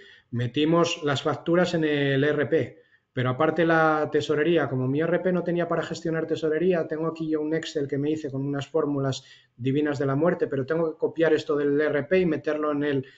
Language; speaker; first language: Spanish; native; Spanish